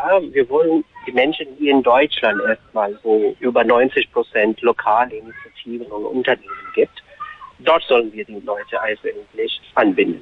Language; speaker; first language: German; non-native, fluent; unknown